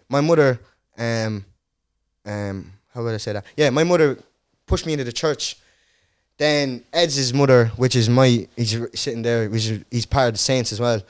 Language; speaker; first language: English; early bilingual, other home language; Dutch